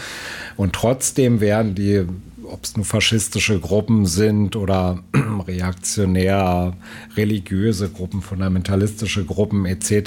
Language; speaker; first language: German; native; German